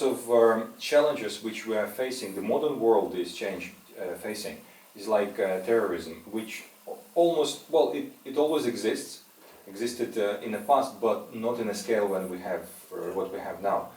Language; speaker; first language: English; non-native, fluent; Russian